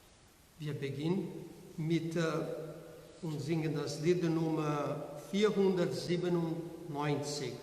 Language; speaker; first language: German; non-native, learner; Portuguese